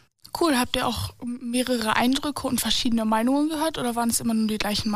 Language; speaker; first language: German; native; German